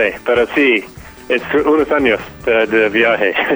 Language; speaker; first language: Spanish; non-native, fluent; English